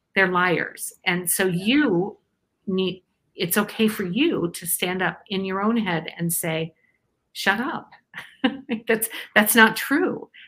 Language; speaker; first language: English; native; English